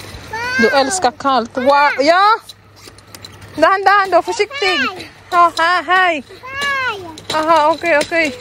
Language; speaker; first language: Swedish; non-native, learner; Filipino